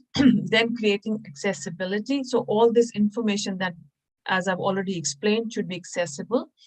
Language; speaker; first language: English; non-native, local second language; Punjabi